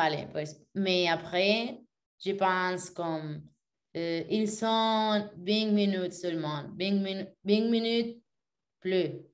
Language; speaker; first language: French; non-native, learner; Spanish